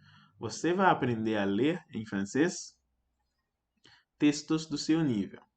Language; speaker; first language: Portuguese; non-native, fluent; French